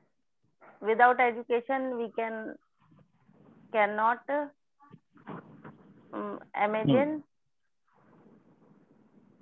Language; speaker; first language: English; non-native, learner; Hindi